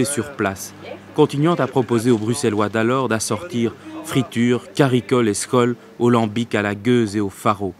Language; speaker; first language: French; native; French